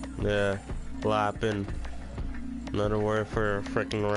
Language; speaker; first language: English; native; English